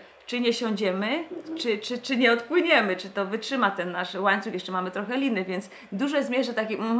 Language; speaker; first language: Polish; native; Polish